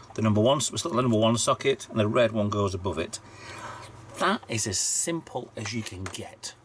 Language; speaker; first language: English; native; English